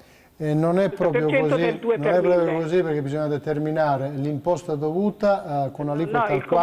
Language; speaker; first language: Italian; native; Italian